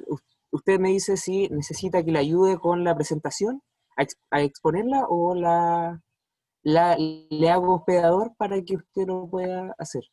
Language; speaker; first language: Spanish; native; Spanish